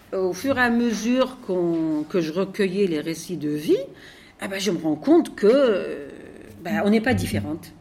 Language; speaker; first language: French; non-native, local second language; Arabic